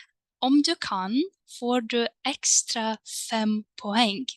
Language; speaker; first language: Swedish; non-native, fluent; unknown